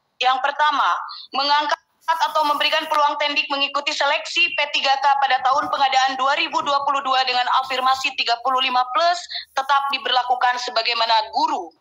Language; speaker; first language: Indonesian; non-native, local second language; Sundanese